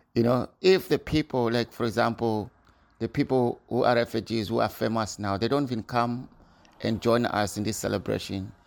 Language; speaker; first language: English; non-native, local second language; North Ndebele